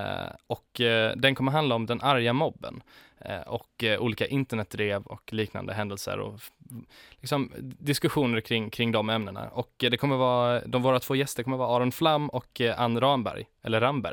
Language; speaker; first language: Swedish; native; Swedish